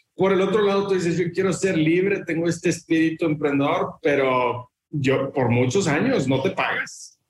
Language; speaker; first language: Spanish; native; Spanish